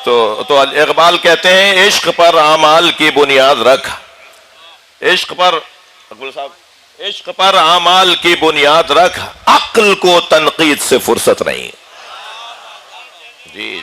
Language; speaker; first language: Urdu; native; Urdu